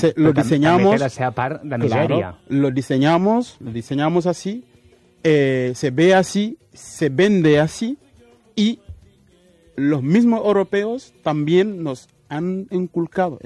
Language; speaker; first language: Spanish; non-native, fluent; Wolof